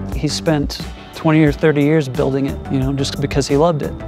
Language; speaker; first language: English; native; English